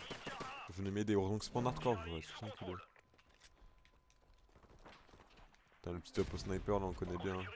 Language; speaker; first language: French; native; French